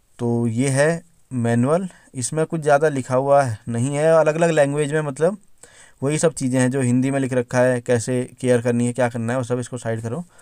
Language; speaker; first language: Hindi; native; Hindi